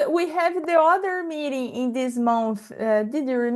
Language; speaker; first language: English; non-native, fluent; Portuguese